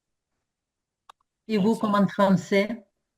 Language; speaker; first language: French; non-native, fluent; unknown